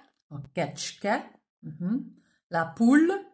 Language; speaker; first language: French; native; French